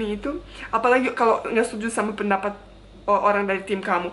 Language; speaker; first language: Indonesian; non-native, fluent; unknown